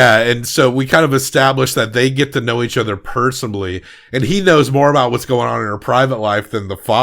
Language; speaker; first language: English; native; English